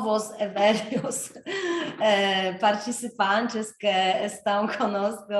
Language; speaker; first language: Portuguese; non-native, fluent; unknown